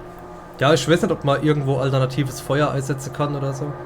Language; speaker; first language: German; native; German